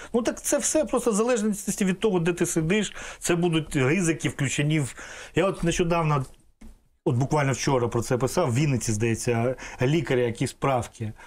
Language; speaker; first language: Ukrainian; non-native, local second language; Russian